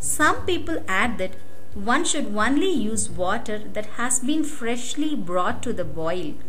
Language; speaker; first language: English; non-native, local second language; Tamil